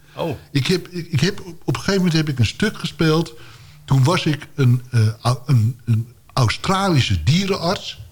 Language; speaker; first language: Dutch; native; Dutch